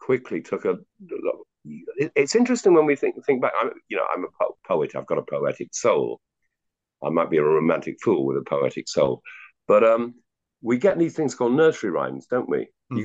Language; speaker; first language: English; native; English